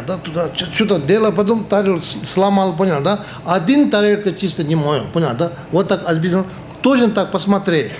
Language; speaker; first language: Russian; non-native, learner; Tibetan